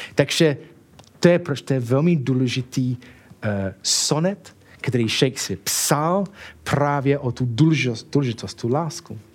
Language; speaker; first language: Czech; non-native, fluent; English